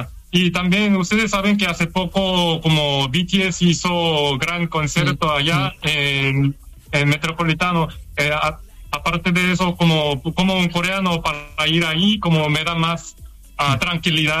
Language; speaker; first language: Spanish; non-native, fluent; Korean